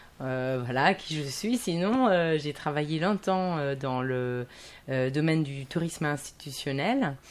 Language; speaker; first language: French; non-native, fluent; German